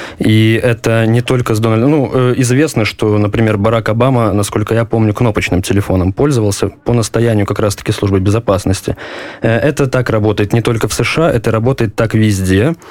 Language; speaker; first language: Russian; native; Russian